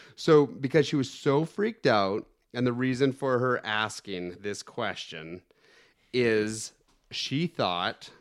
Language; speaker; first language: English; native; English